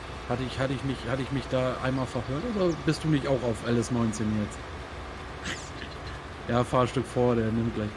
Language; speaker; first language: German; native; German